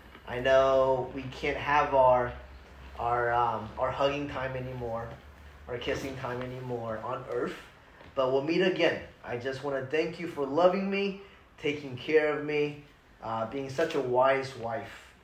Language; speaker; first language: English; early bilingual, other home language; Chinese